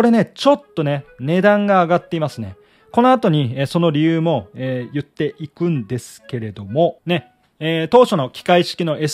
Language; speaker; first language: Japanese; native; Japanese